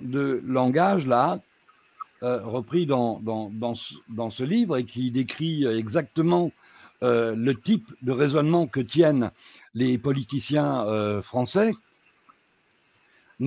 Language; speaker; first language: French; native; French